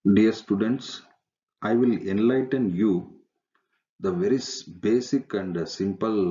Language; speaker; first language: English; non-native, local second language; Kannada